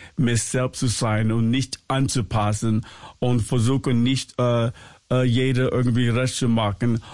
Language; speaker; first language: German; non-native, fluent; English